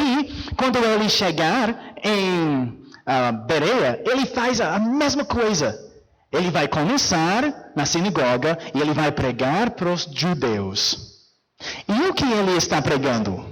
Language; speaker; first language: Portuguese; non-native, fluent; English